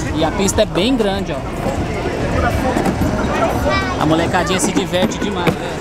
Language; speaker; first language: Portuguese; native; Portuguese